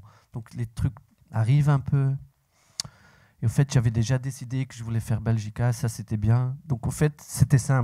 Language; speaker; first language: French; non-native, local second language; Dutch